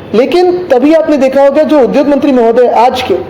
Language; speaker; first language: Hindi; non-native, local second language; Marathi